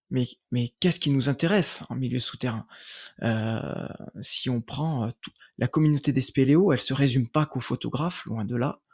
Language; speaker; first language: French; native; French